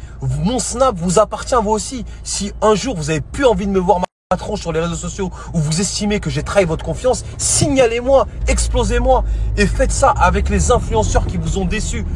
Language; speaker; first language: French; native; French